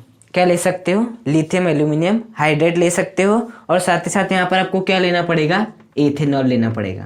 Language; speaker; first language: Hindi; native; Hindi